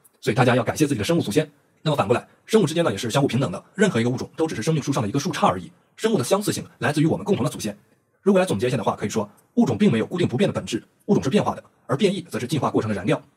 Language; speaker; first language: Chinese; native; Chinese